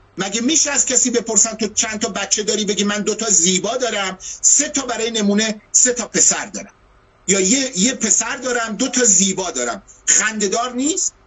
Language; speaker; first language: Persian; non-native, local second language; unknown